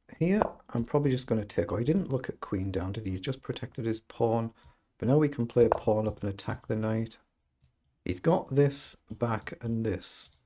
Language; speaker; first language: English; native; English